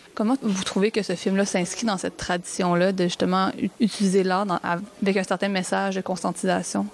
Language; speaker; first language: French; native; French